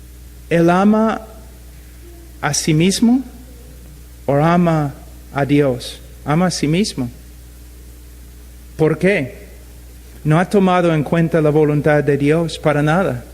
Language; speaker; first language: Spanish; non-native, fluent; English